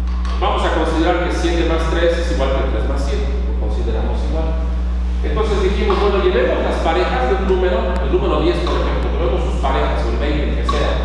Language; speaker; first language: Spanish; native; Spanish